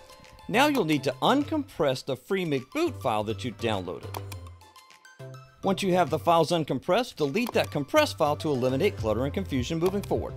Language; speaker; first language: English; native; English